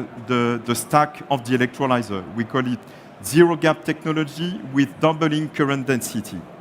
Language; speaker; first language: English; non-native, fluent; French